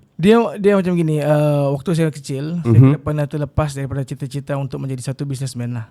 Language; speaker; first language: Malay; native; Malay